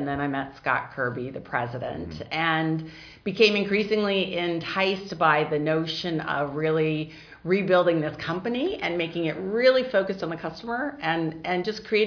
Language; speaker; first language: English; native; English